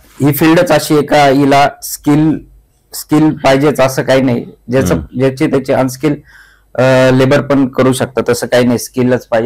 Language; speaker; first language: Marathi; native; Marathi